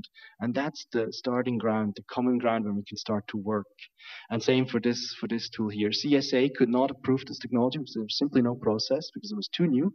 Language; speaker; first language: English; non-native, fluent; German